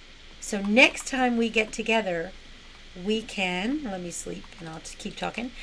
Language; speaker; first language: English; native; English